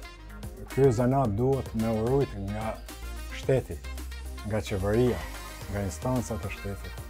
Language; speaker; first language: Albanian; native; Albanian